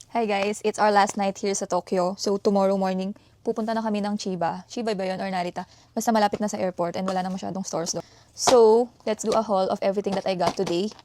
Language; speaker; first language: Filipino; native; Filipino